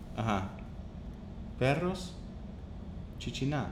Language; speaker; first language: Spanish; non-native, learner; English